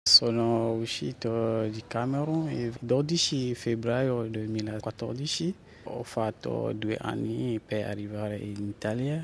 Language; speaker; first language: Italian; non-native, learner; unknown